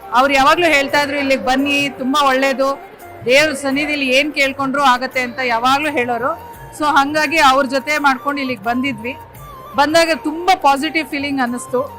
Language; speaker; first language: Kannada; native; Kannada